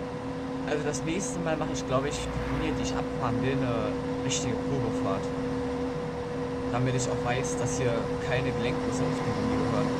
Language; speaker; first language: German; native; German